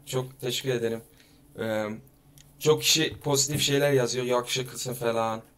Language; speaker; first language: Turkish; early bilingual, heritage; Turkish